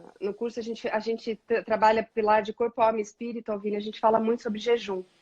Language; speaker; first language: Portuguese; native; Portuguese